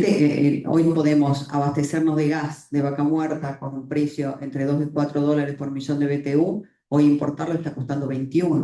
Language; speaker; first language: Spanish; native; Spanish